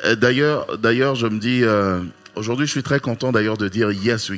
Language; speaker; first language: French; non-native, local second language; Lingala